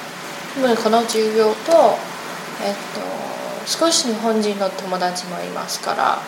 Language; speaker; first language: Japanese; non-native, learner; Chinese